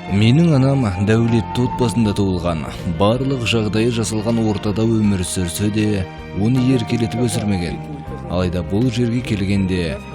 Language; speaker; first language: Kazakh; non-native, local second language; Uyghur